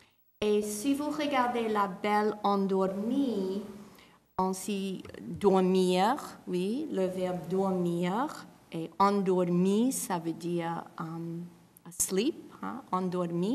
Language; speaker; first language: French; non-native, fluent; English